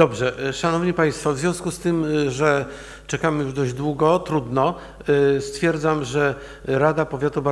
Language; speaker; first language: Polish; native; Polish